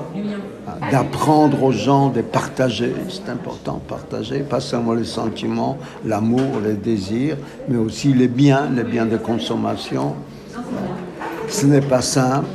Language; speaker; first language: French; non-native, fluent; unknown